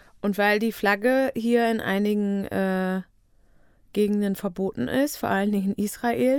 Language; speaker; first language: German; native; German